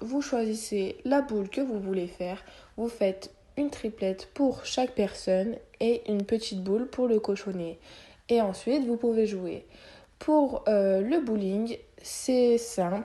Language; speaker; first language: French; native; French